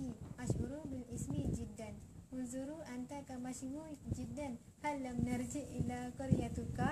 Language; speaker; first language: Arabic; non-native, learner; Malay